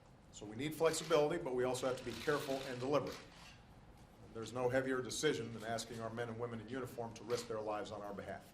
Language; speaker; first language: English; native; English